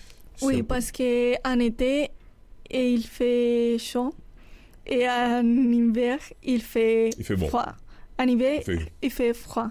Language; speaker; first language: French; non-native, fluent; Spanish